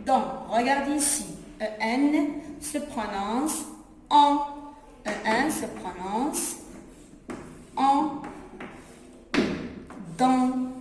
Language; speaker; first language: French; non-native, local second language; Arabic